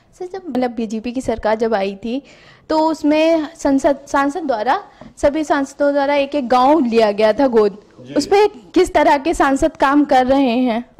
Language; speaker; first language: Hindi; native; Hindi